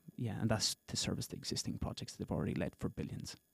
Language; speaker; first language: English; native; English